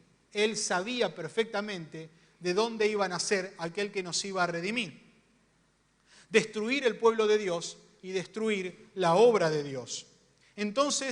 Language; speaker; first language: Spanish; native; Spanish